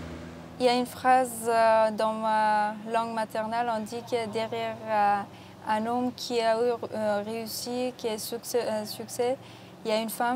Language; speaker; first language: French; non-native, learner; Persian